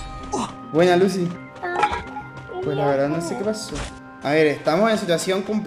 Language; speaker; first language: Spanish; native; Spanish